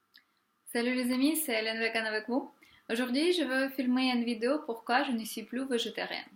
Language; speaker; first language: French; non-native, fluent; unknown